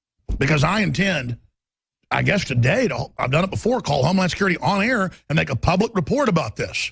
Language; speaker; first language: English; native; English